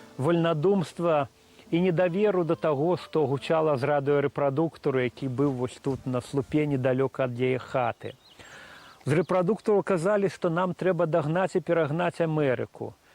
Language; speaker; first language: Belarusian; non-native, local second language; Russian